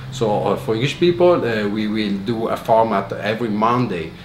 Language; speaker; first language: English; non-native, fluent; Italian